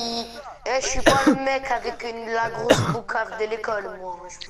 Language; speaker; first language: French; native; French